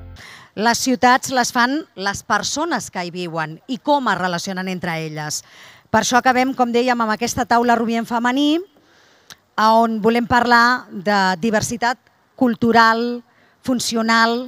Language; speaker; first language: Catalan; native; Catalan